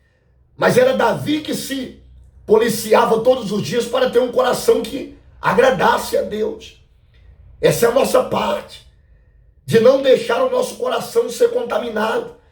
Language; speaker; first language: Portuguese; native; Portuguese